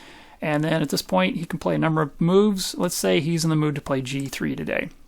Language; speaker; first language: English; native; English